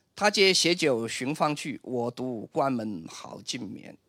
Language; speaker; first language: Chinese; native; Chinese